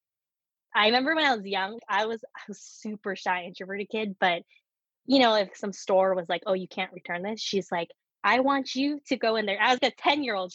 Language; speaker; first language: English; early bilingual, other home language; Korean